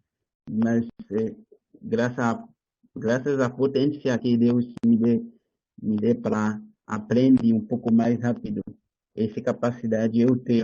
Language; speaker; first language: Portuguese; non-native, learner; Haitian Creole